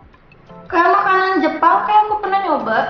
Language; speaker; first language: Indonesian; early bilingual, other home language; Japanese